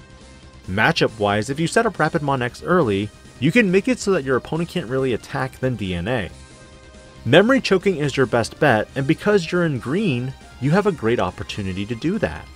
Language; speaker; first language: English; native; English